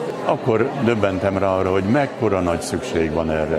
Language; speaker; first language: Hungarian; native; Hungarian